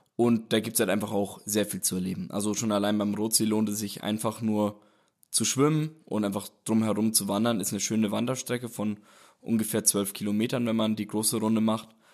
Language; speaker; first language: German; native; German